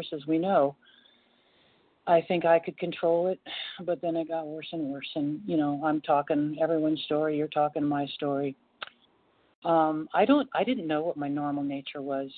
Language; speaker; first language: English; native; English